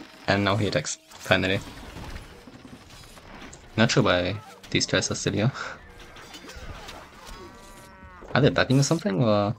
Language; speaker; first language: English; non-native, fluent; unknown